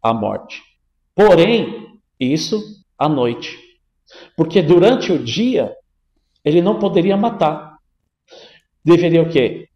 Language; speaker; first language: Portuguese; native; Portuguese